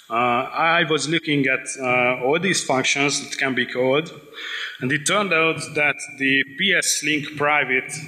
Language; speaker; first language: English; non-native, fluent; Hungarian